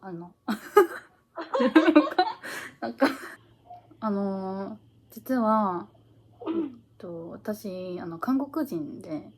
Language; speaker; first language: Japanese; early bilingual, heritage; Korean